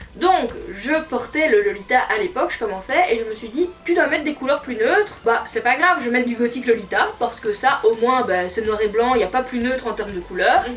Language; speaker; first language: French; native; French